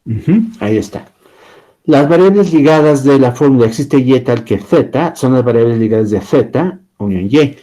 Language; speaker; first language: Spanish; native; Spanish